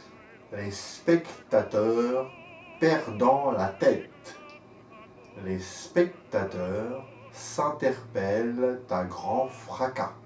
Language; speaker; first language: French; native; French